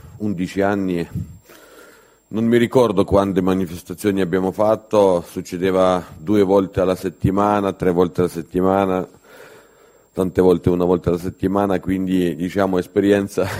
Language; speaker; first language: Italian; non-native, fluent; Ukrainian